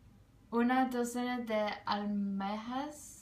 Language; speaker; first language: Spanish; non-native, learner; English